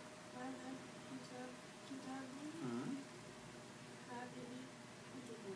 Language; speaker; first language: Arabic; non-native, learner; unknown